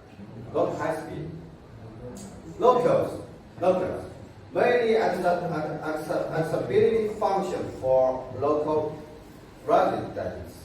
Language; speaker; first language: English; non-native, fluent; Chinese